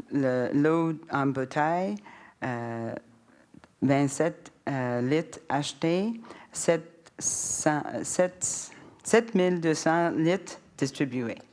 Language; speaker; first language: French; non-native, learner; English